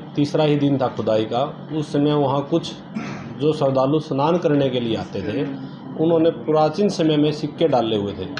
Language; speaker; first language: Hindi; native; Hindi